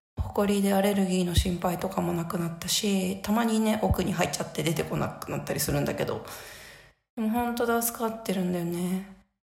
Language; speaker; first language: Japanese; native; Japanese